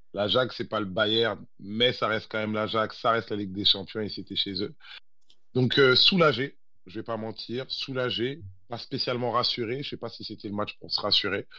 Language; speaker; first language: French; early bilingual, other home language; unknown